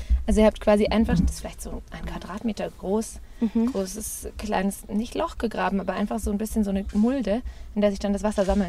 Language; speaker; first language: German; native; German